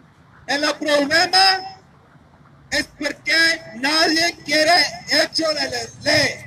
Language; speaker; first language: Spanish; non-native, learner; English